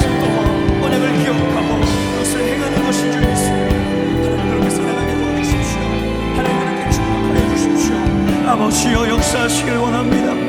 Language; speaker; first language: Korean; native; Korean